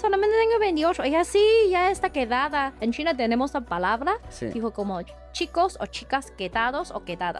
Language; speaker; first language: Spanish; non-native, learner; Chinese